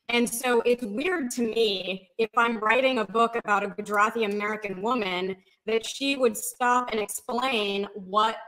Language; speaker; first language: English; native; English